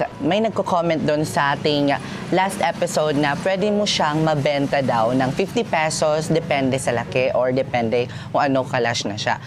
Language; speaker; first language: Filipino; non-native, local second language; Waray